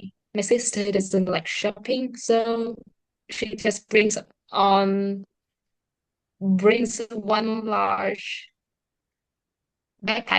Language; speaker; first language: English; non-native, learner; Vietnamese